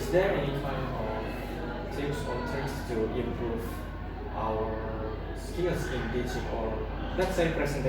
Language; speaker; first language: English; non-native, learner; Indonesian